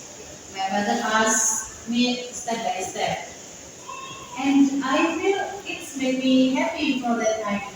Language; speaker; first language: English; non-native, learner; Indonesian